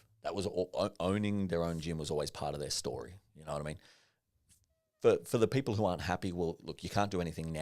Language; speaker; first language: English; native; English